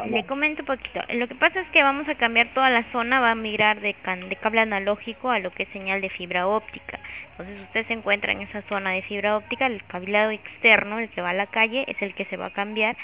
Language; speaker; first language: Spanish; native; Spanish